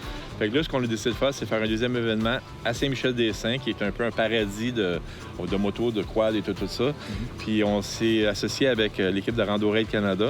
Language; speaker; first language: French; native; French